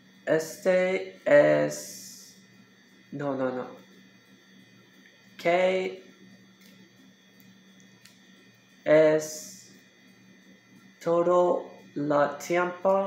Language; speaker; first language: Spanish; non-native, learner; English